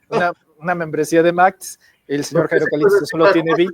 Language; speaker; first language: Spanish; native; Spanish